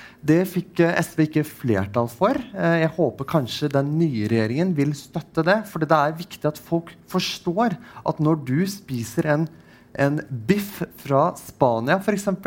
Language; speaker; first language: Norwegian; non-native, fluent; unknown